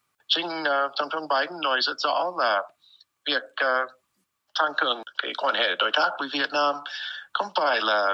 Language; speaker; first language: Vietnamese; non-native, fluent; English